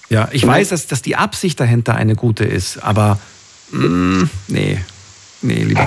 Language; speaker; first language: German; native; German